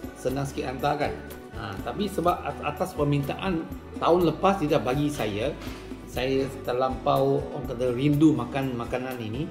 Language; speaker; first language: Malay; non-native, local second language; Chinese